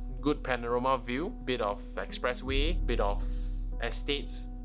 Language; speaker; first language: English; native; English